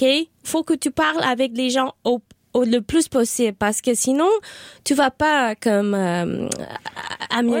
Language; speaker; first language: French; non-native, learner; Spanish